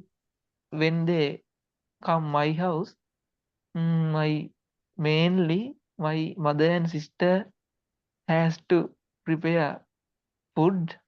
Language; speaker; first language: English; non-native, learner; Sinhala